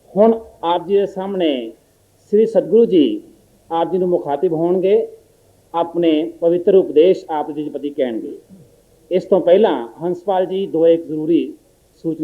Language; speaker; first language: Hindi; non-native, local second language; Punjabi